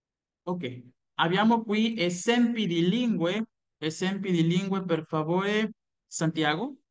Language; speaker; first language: Italian; non-native, fluent; Spanish